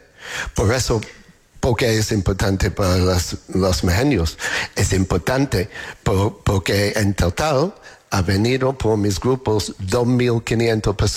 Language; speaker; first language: Spanish; non-native, learner; English